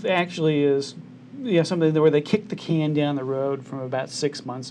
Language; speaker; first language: English; native; English